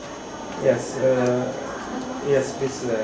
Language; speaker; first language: English; non-native, learner; Arabic